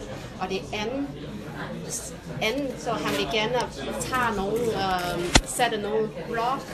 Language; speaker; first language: Danish; non-native, fluent; Chinese